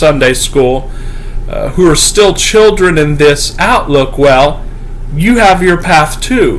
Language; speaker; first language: English; native; English